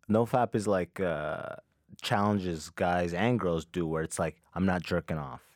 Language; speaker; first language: English; early bilingual, other home language; Arabic